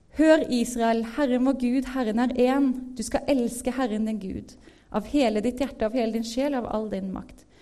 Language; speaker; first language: Norwegian; native; Norwegian